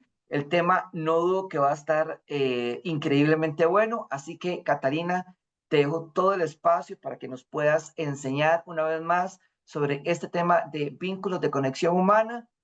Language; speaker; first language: Spanish; native; Spanish